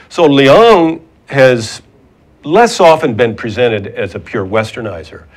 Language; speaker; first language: English; native; English